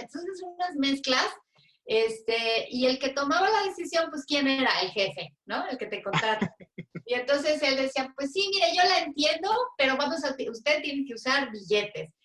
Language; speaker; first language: Spanish; native; Spanish